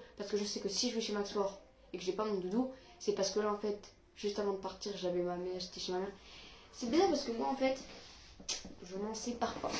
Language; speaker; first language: French; native; French